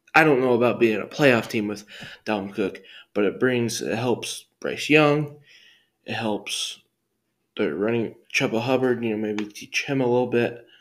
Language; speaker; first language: English; native; English